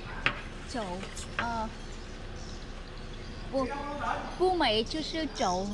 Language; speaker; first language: Chinese; non-native, learner; Vietnamese